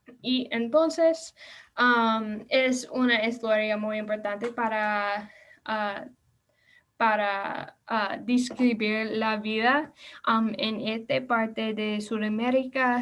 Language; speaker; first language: Spanish; non-native, learner; English